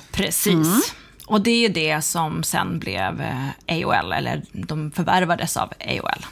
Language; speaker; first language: Swedish; native; Swedish